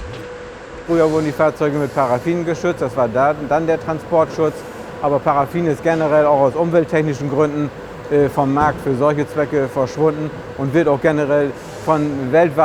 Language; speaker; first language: German; native; German